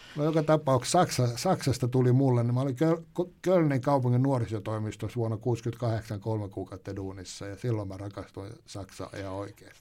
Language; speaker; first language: Finnish; native; Finnish